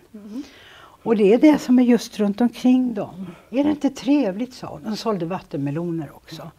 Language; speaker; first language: Swedish; native; Swedish